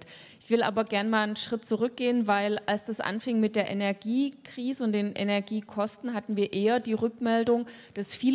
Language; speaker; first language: German; native; German